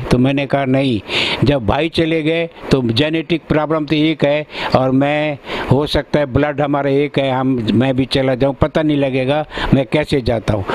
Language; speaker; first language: Hindi; early bilingual, other home language; Punjabi